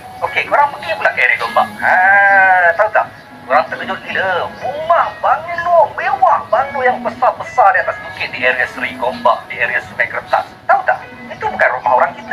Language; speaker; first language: Malay; native; Malay